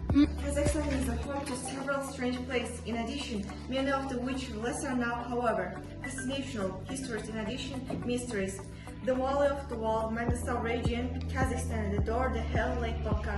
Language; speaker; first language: English; non-native, learner; Kazakh